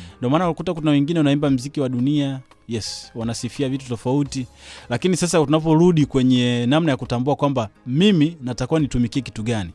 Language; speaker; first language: Swahili; native; Swahili